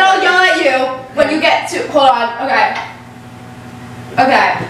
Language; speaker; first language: English; native; English